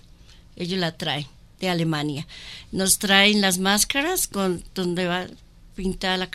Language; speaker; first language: Spanish; native; Spanish